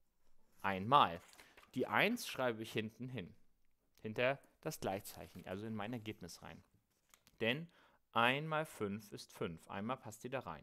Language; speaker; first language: German; native; German